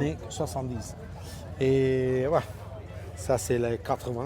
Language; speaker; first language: French; non-native, learner; Italian